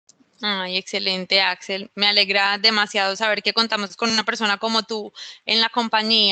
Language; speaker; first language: Spanish; native; Spanish